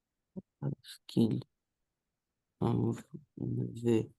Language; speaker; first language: French; non-native, learner; Romanian